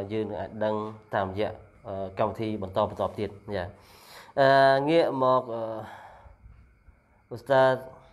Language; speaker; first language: Khmer; non-native, local second language; Eastern Cham